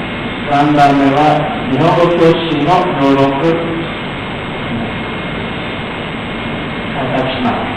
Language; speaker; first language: Japanese; non-native, learner; Thai